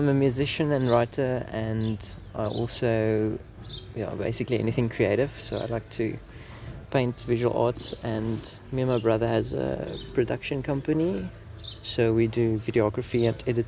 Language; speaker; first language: English; non-native, local second language; Afrikaans